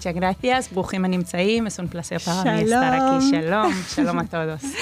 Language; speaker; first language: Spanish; non-native, fluent; Hebrew